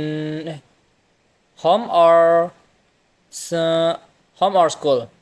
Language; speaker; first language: English; non-native, learner; Indonesian